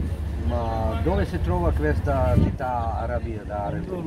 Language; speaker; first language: Italian; non-native, learner; Serbian